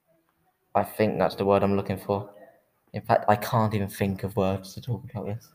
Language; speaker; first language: English; native; English